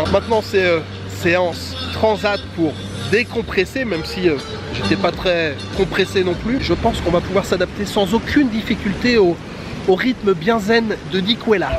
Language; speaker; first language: French; native; French